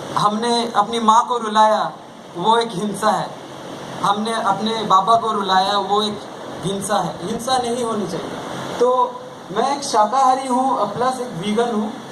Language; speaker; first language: Hindi; non-native, local second language; Bangla